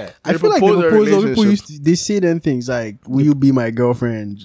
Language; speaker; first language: English; non-native, local second language; Akan